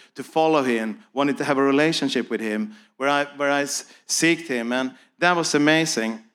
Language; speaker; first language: English; non-native, fluent; Swedish